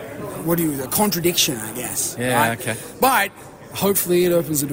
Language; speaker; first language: English; native; English